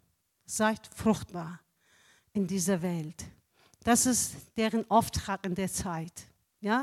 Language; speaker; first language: German; non-native, fluent; Persian